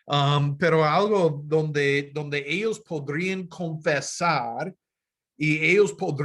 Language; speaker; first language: Spanish; non-native, fluent; English